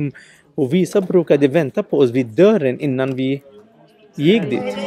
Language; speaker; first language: Swedish; non-native, local second language; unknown